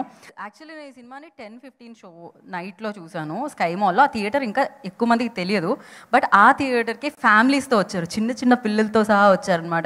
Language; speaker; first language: Telugu; native; Telugu